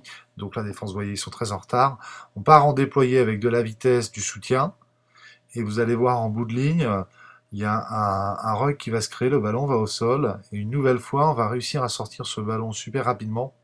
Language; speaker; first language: French; native; French